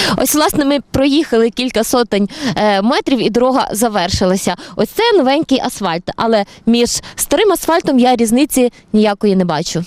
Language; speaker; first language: Ukrainian; native; Ukrainian